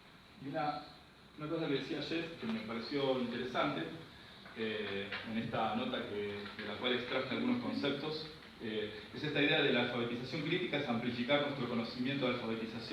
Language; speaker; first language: Spanish; native; Spanish